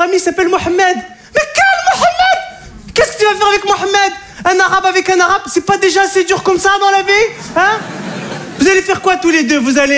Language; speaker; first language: French; native; French